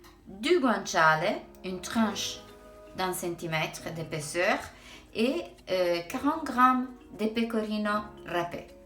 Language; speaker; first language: French; non-native, fluent; Italian